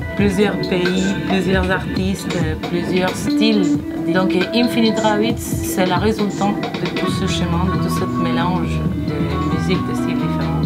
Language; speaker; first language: French; non-native, fluent; Spanish